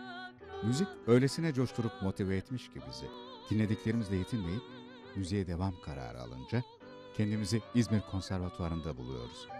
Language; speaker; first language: Turkish; native; Turkish